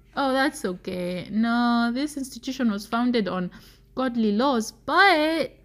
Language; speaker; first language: English; non-native, local second language; Swahili